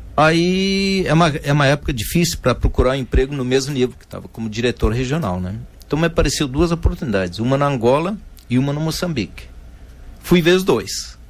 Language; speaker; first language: Portuguese; native; Portuguese